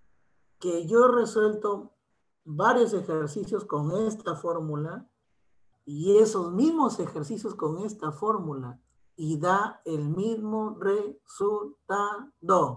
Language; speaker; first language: Spanish; native; Spanish